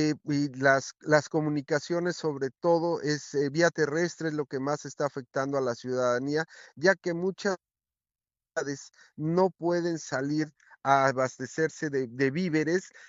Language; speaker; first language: Spanish; native; Spanish